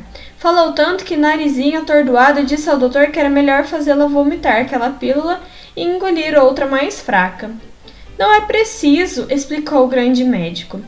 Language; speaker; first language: Portuguese; native; Portuguese